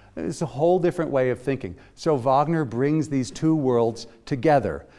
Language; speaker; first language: English; native; English